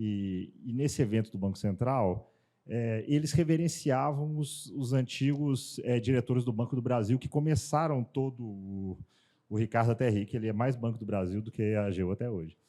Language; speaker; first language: Portuguese; native; Portuguese